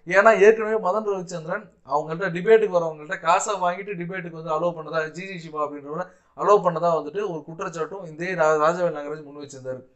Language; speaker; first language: Tamil; native; Tamil